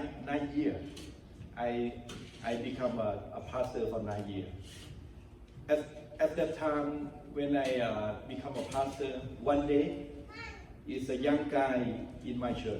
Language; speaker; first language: English; non-native, learner; Thai